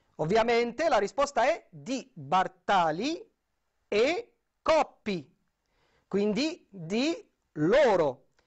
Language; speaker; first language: Italian; non-native, fluent; Arabic